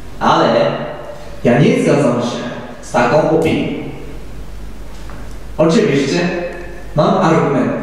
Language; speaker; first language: Polish; non-native, learner; Japanese